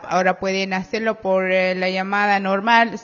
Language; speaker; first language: Spanish; native; Spanish